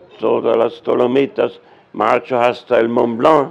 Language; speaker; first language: Spanish; non-native, learner; German